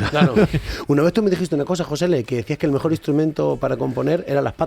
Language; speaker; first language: Spanish; native; Spanish